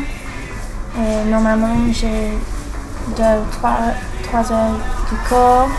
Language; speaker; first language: French; non-native, learner; English